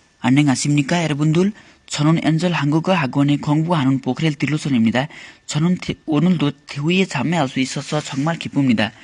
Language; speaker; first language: Korean; non-native, learner; Nepali